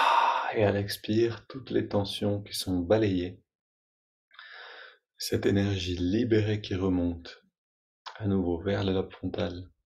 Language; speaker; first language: French; native; French